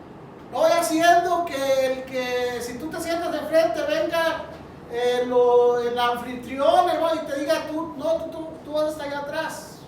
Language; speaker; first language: Spanish; native; Spanish